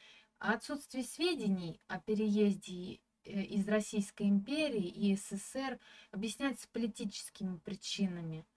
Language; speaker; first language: Russian; native; Russian